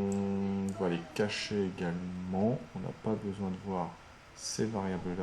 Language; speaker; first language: French; native; French